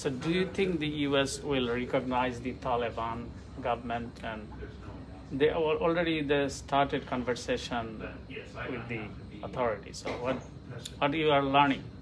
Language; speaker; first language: English; non-native, fluent; Bangla